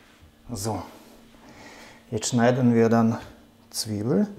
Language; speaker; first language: German; non-native, fluent; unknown